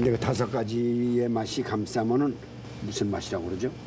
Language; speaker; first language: Korean; native; Korean